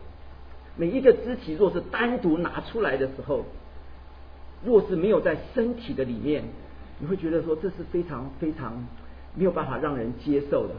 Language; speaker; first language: Chinese; native; Chinese